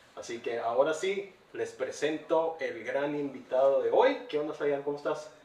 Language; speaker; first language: Spanish; early bilingual, heritage; Spanish